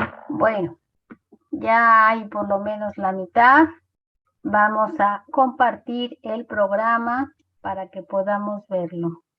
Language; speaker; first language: Spanish; native; Spanish